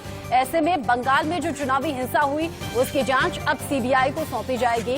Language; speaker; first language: Hindi; native; Hindi